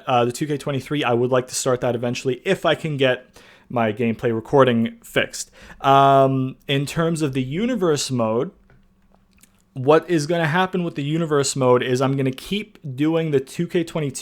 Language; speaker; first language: English; native; English